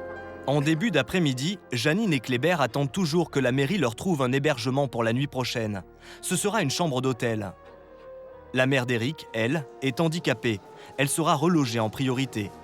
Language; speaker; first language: French; native; French